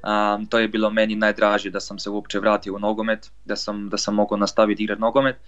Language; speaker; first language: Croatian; non-native, fluent; Polish